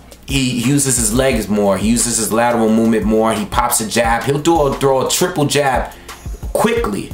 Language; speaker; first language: English; native; English